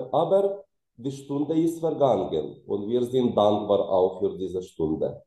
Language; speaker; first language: German; non-native, fluent; Ukrainian